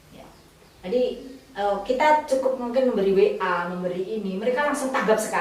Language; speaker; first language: Indonesian; native; Indonesian